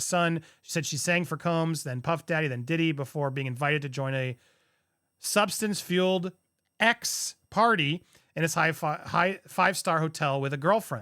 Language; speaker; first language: English; native; English